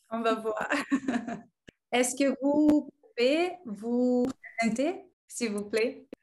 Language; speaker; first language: French; non-native, learner; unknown